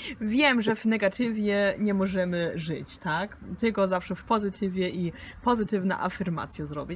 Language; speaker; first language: Polish; early bilingual, heritage; Polish